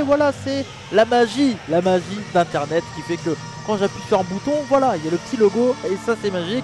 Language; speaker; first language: French; native; French